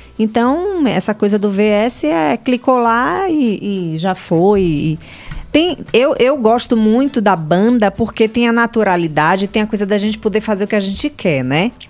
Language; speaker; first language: Portuguese; native; Portuguese